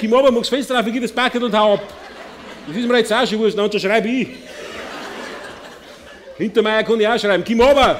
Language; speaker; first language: German; native; German